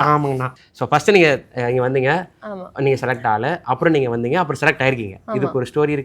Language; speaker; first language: Tamil; native; Tamil